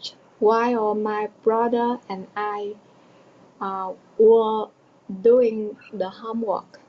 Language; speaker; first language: English; non-native, learner; Vietnamese